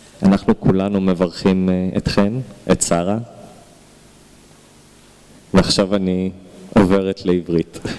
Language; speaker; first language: Hebrew; non-native, fluent; English